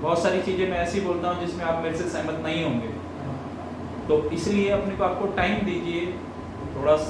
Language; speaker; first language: Hindi; native; Hindi